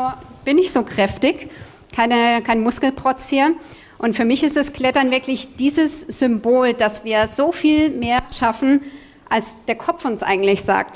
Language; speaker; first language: German; native; German